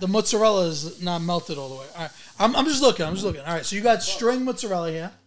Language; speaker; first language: English; early bilingual, other home language; Italian